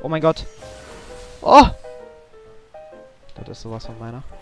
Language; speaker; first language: German; native; German